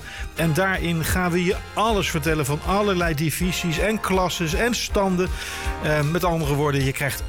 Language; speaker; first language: Dutch; native; Dutch